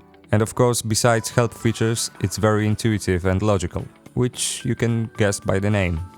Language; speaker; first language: English; non-native, fluent; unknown